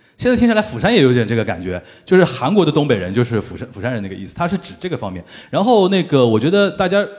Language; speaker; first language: Chinese; native; Chinese